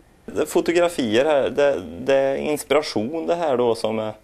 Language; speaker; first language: Swedish; native; Swedish